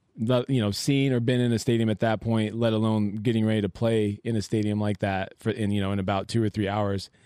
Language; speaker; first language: English; native; English